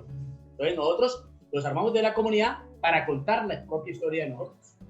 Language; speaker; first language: Spanish; native; Spanish